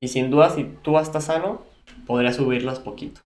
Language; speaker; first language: Spanish; native; Spanish